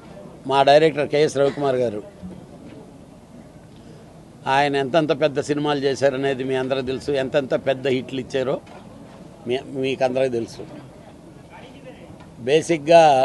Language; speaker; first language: Telugu; native; Telugu